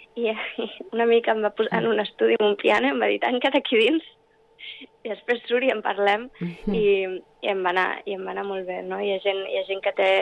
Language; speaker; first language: Catalan; early bilingual, other home language; English